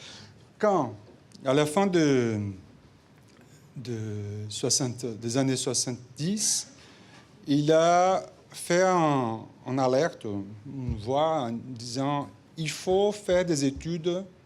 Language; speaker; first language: French; non-native, fluent; Portuguese